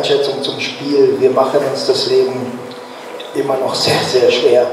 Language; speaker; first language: German; native; German